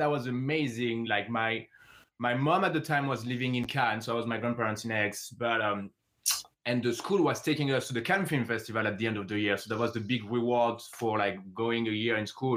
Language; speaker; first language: English; non-native, fluent; French